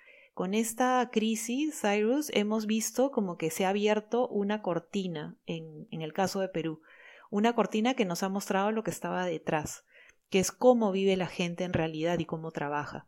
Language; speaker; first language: Spanish; native; Spanish